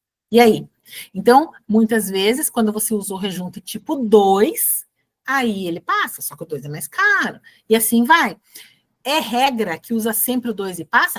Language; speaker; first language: Portuguese; native; Portuguese